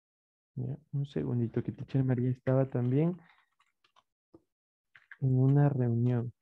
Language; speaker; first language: Spanish; native; Spanish